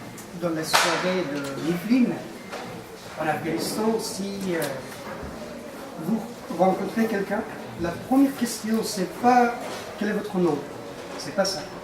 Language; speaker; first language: French; non-native, fluent; Persian